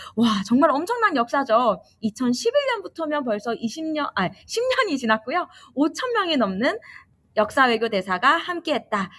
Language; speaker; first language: Korean; native; Korean